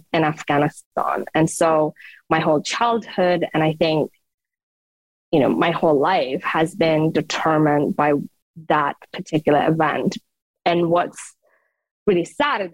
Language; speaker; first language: English; non-native, fluent; Persian